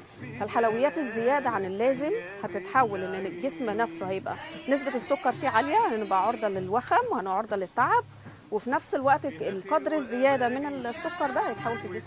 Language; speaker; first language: Arabic; native; Arabic